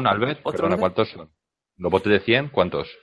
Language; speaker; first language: Spanish; native; Spanish